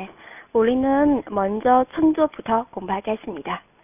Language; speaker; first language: Korean; non-native, fluent; Chinese